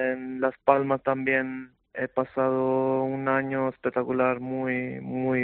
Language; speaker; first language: Spanish; non-native, fluent; Albanian